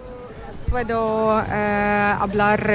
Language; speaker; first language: Spanish; non-native, learner; Ukrainian